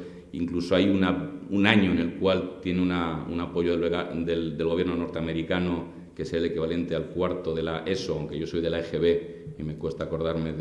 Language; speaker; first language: Spanish; native; Spanish